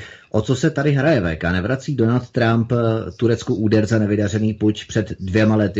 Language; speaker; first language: Czech; native; Czech